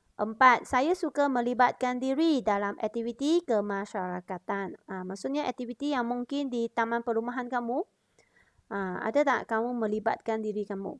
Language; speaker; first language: Malay; non-native, local second language; Chinese